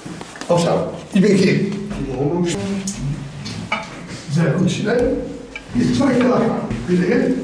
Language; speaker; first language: German; non-native, learner; Polish